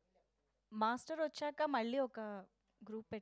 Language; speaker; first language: Telugu; native; Telugu